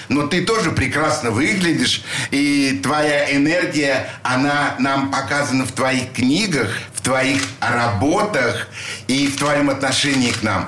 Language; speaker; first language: Russian; native; Russian